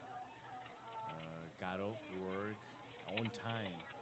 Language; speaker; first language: English; non-native, learner; Korean